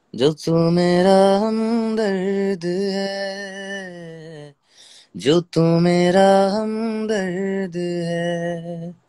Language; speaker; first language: Hindi; native; Hindi